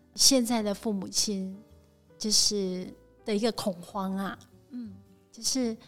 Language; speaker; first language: Chinese; native; Chinese